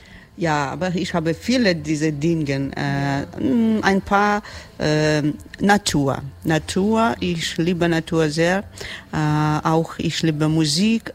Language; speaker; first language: German; non-native, learner; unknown